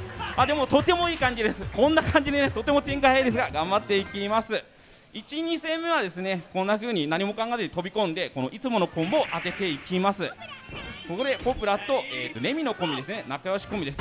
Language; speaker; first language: Japanese; native; Japanese